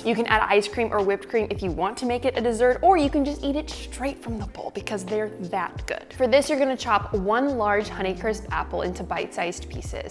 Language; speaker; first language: English; native; English